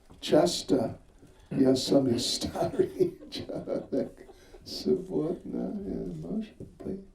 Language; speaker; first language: Russian; non-native, learner; English